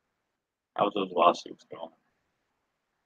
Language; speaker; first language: English; native; English